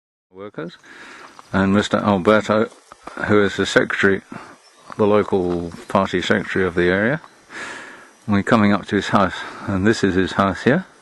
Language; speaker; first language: English; native; English